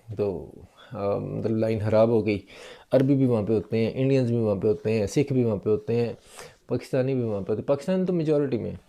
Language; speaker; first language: Urdu; non-native, local second language; Punjabi